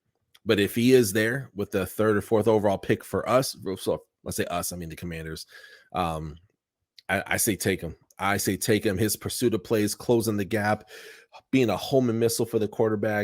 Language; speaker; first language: English; native; English